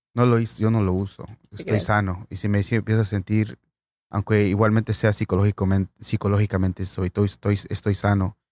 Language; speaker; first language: Spanish; native; Spanish